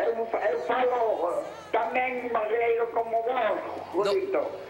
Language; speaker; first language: Portuguese; non-native, learner; Spanish